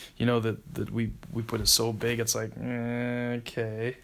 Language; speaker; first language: English; native; English